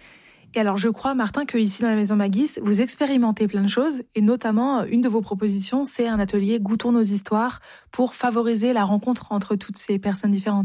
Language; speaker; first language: French; native; French